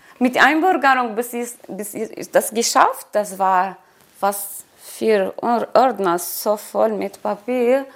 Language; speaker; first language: German; non-native, learner; Arabic